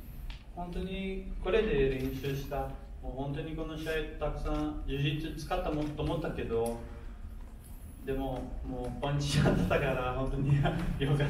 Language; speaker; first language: Japanese; non-native, learner; Portuguese